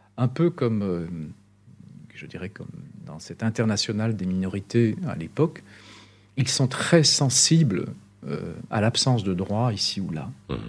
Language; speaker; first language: French; non-native, local second language; Arabic